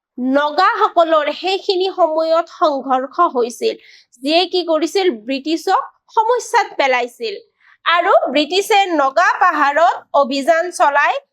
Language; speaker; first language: Assamese; native; Assamese